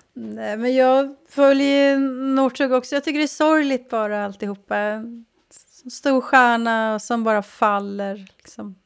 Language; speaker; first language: Swedish; native; Swedish